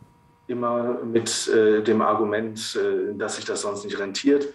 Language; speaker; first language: German; native; German